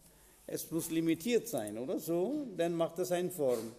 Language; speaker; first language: German; non-native, fluent; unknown